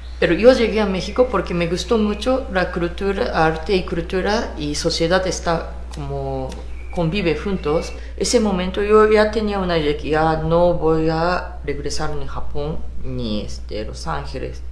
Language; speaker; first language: Spanish; non-native, fluent; Japanese